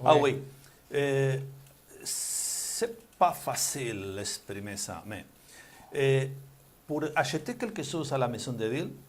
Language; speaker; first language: French; non-native, learner; Spanish